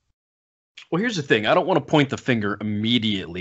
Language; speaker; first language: English; native; English